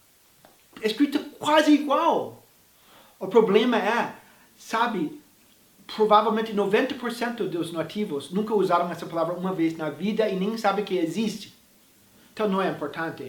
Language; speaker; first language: Portuguese; non-native, fluent; English